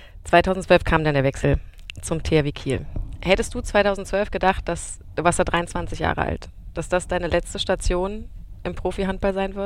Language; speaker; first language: German; native; German